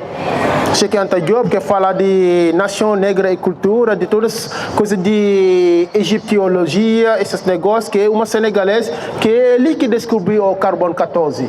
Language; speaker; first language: Portuguese; non-native, fluent; Wolof